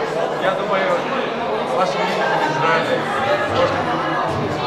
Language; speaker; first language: Russian; non-native, local second language; Azerbaijani